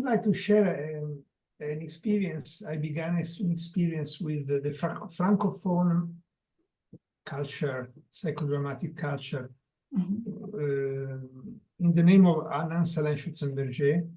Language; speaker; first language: English; non-native, learner; Italian